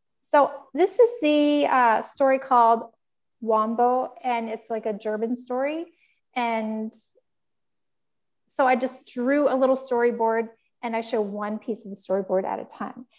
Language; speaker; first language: English; native; English